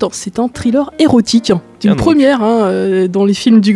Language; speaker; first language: French; native; French